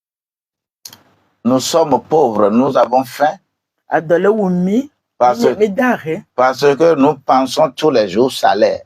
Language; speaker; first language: French; non-native, local second language; Ewe